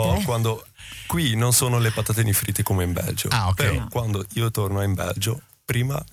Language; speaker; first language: Italian; non-native, learner; Dutch